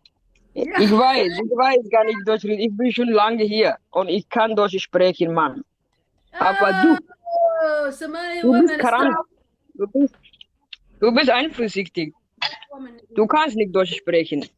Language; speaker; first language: German; non-native, fluent; Somali